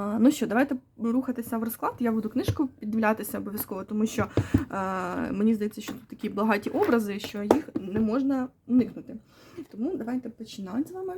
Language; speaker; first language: Ukrainian; non-native, local second language; Russian